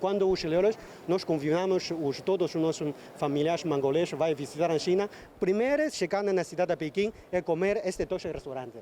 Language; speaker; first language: Portuguese; non-native, learner; Chinese